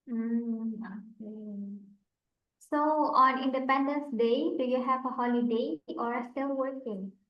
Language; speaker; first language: English; non-native, fluent; Indonesian